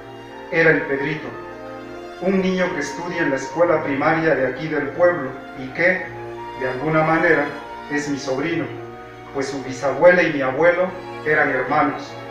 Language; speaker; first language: Spanish; native; Spanish